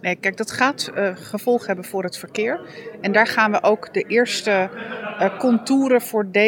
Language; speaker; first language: Dutch; native; Dutch